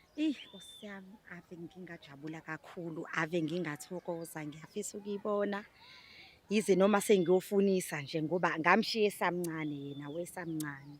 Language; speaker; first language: Zulu; native; Zulu